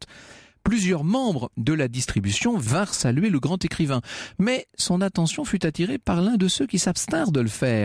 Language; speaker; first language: French; native; French